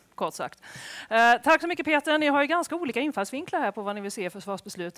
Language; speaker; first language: Swedish; native; Swedish